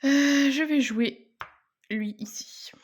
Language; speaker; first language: French; native; French